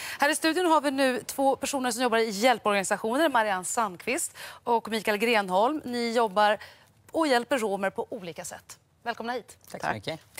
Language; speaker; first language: Swedish; native; Swedish